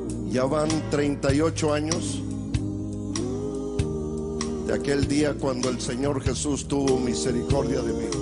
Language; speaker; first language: Spanish; native; Spanish